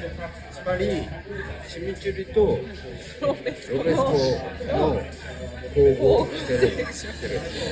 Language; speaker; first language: Japanese; native; Japanese